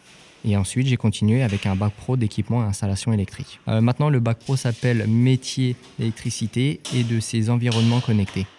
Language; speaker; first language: French; native; French